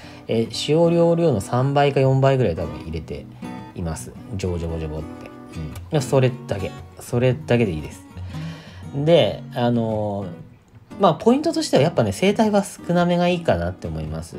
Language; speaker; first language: Japanese; native; Japanese